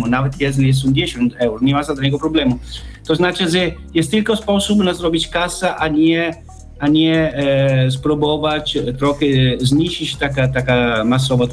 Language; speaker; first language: Polish; non-native, learner; Italian